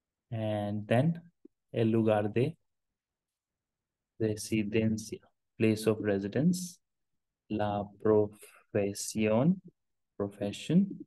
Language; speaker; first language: Spanish; non-native, fluent; Hindi